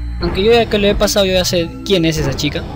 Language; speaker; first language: Spanish; native; Spanish